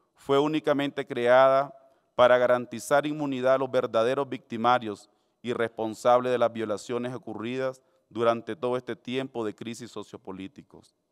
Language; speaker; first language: Spanish; native; Spanish